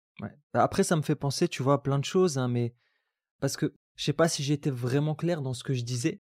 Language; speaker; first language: French; non-native, local second language; Arabic